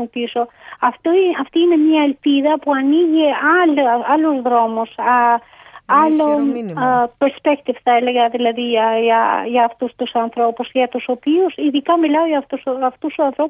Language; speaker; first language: Greek; non-native, fluent; Albanian